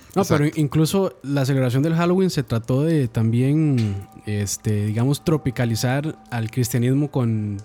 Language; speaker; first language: Spanish; native; Spanish